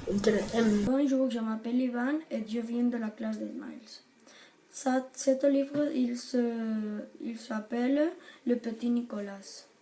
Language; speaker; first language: French; non-native, learner; Catalan